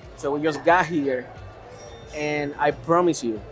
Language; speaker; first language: English; native; English